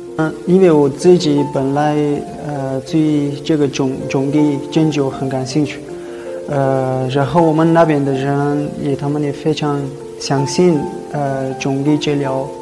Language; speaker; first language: Chinese; non-native, local second language; Tajik